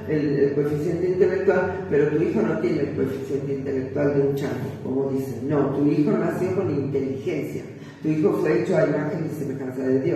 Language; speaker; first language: Spanish; native; Spanish